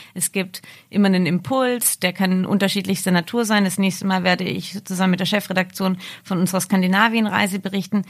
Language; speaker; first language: German; native; German